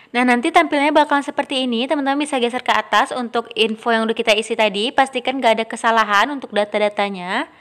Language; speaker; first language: Indonesian; non-native, local second language; Minangkabau